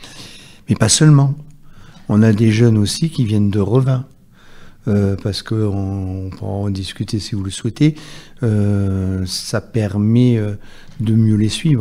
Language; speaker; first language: French; native; French